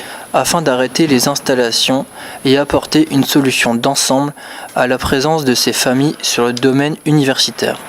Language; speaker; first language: French; native; French